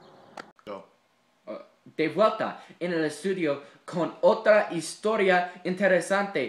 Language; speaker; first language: Spanish; non-native, learner; English